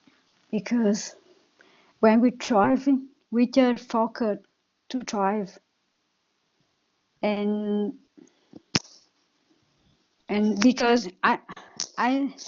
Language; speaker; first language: English; non-native, learner; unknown